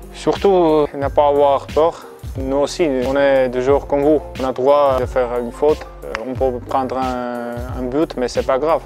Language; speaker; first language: French; non-native, fluent; Armenian